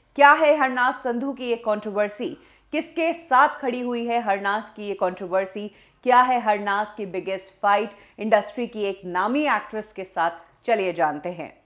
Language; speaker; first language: Hindi; native; Hindi